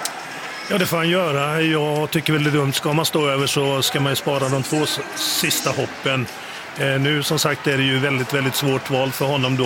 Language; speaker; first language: Swedish; native; Swedish